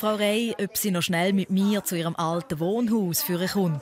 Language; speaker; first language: German; native; German